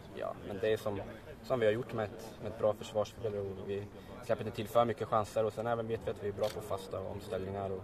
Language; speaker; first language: Swedish; native; Swedish